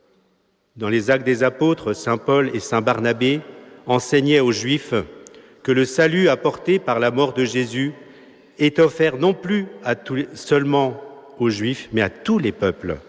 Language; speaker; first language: French; native; French